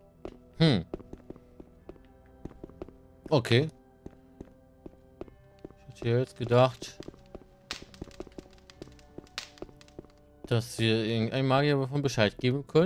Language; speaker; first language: German; native; German